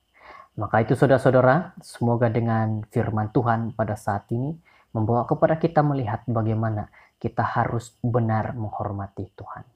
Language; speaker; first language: Indonesian; native; Indonesian